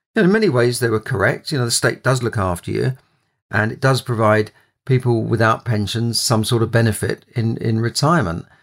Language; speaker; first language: English; native; English